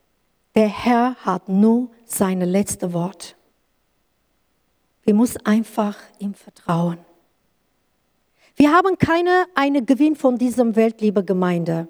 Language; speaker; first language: German; non-native, learner; Kurdish